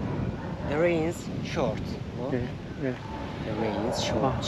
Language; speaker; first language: English; non-native, learner; Turkish